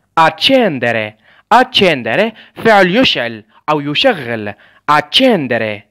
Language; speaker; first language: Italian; non-native, fluent; Arabic